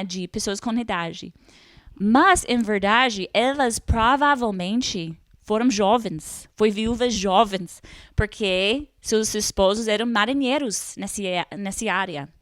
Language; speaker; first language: Portuguese; non-native, fluent; English